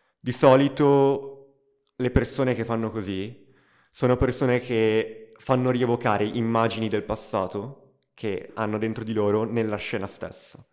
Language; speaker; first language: Italian; early bilingual, other home language; Russian